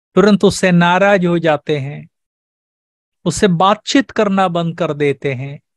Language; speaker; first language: Hindi; native; Hindi